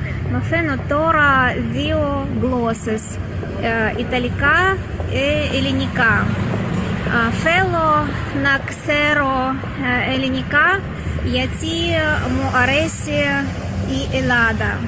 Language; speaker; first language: Greek; non-native, learner; Russian